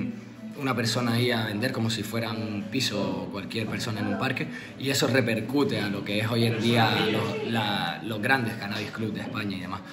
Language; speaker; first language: Spanish; native; Spanish